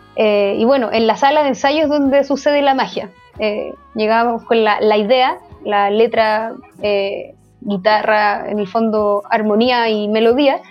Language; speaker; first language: Spanish; native; Spanish